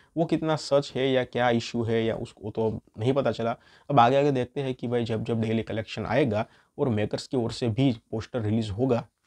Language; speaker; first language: Hindi; non-native, local second language; Gujarati